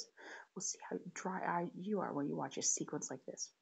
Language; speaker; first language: English; native; English